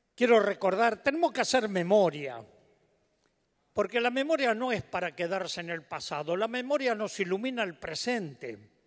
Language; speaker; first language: Spanish; native; Spanish